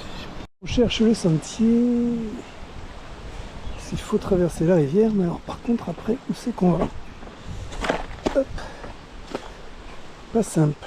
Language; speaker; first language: French; native; French